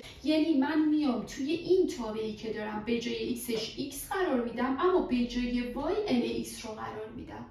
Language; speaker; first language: Persian; native; Persian